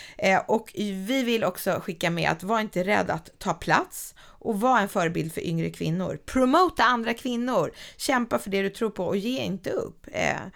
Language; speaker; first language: Swedish; native; Swedish